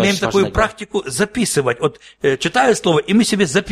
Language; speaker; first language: Polish; non-native, learner; Russian